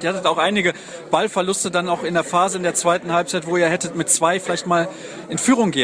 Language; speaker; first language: German; native; German